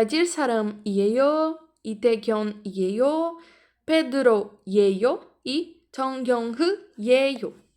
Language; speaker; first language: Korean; non-native, fluent; Portuguese